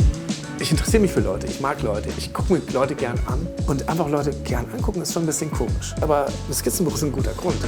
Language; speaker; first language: German; native; German